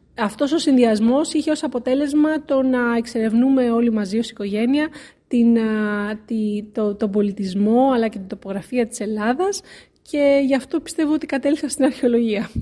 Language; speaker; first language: Greek; native; Greek